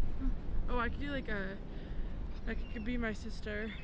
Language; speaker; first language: English; native; English